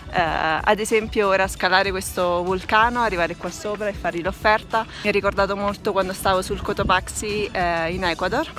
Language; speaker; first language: Italian; native; Italian